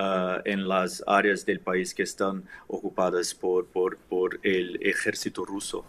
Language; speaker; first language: Spanish; non-native, fluent; Ukrainian